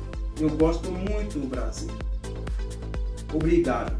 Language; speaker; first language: Portuguese; non-native, learner; Haitian Creole